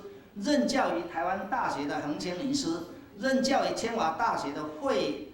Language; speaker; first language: Chinese; native; Chinese